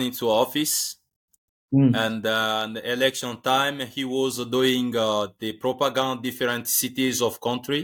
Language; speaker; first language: English; non-native, learner; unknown